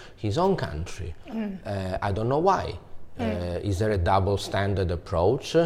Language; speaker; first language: English; non-native, fluent; Italian